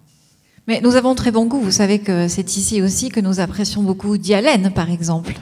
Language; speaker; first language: French; native; French